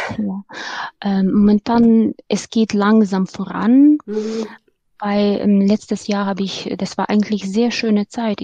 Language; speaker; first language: German; non-native, fluent; Ukrainian